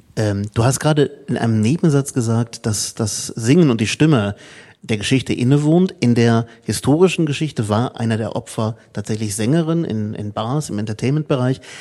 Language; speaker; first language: German; native; German